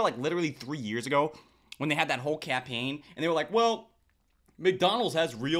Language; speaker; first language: English; native; English